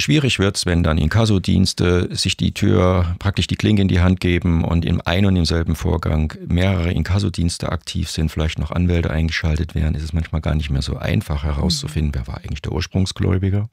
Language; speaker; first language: German; native; German